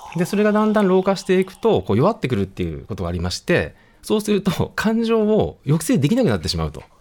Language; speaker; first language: Japanese; native; Japanese